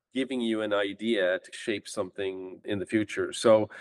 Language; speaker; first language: English; native; English